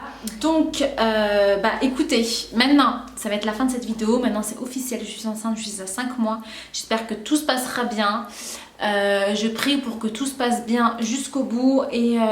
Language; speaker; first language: French; native; French